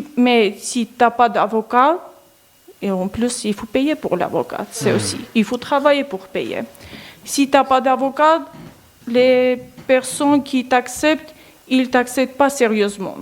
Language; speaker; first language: French; non-native, learner; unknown